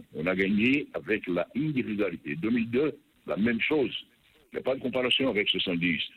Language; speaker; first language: French; non-native, fluent; Portuguese